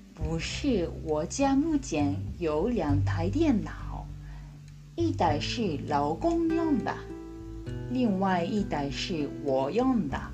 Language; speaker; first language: Chinese; non-native, fluent; Japanese